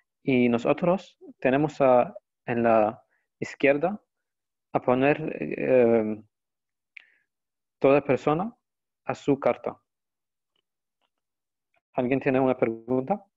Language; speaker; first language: Spanish; non-native, fluent; Arabic